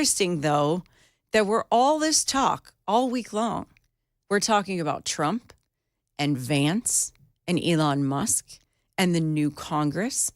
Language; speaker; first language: English; native; English